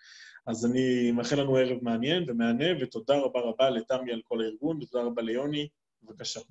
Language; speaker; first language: Hebrew; native; Hebrew